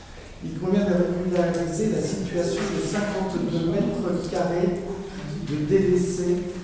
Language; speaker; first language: French; native; French